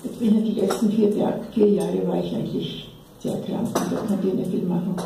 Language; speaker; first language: German; native; German